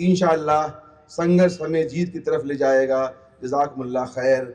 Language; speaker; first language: Hindi; native; Hindi